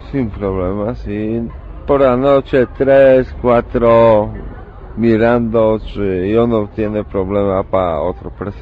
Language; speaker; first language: Spanish; non-native, learner; Polish